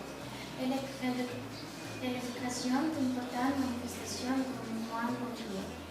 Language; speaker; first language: French; non-native, learner; Russian